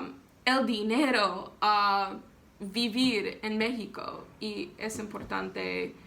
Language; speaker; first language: Spanish; non-native, learner; English